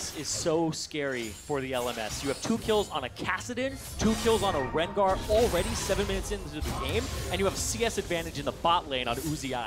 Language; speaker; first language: English; native; English